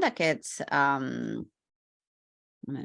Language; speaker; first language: Catalan; non-native, fluent; French